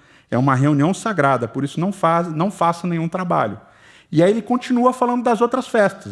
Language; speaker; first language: Portuguese; native; Portuguese